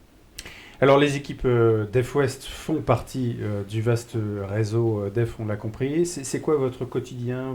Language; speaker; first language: French; native; French